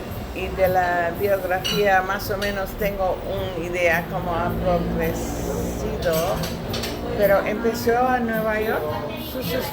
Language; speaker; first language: Spanish; non-native, learner; English